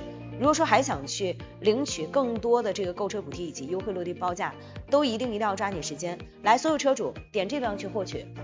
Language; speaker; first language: Chinese; native; Chinese